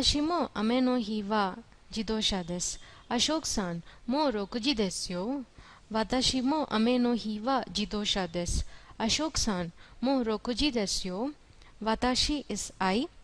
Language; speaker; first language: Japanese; non-native, fluent; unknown